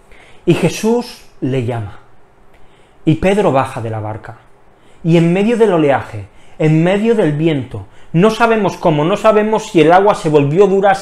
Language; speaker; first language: Spanish; native; Spanish